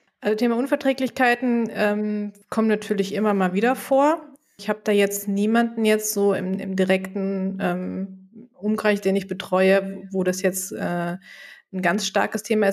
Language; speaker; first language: German; native; German